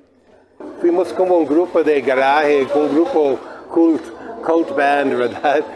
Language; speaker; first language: Spanish; non-native, fluent; English